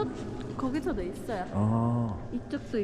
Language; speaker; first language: Korean; non-native, learner; Persian